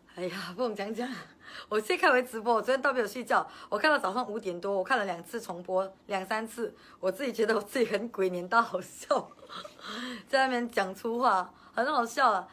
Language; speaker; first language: Chinese; native; Chinese